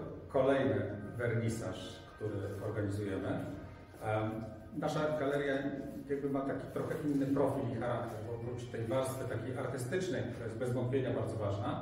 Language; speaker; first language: Polish; native; Polish